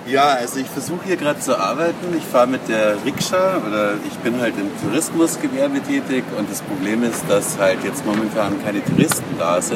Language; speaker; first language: German; native; German